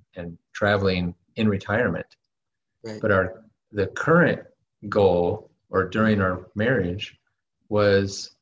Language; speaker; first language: English; native; English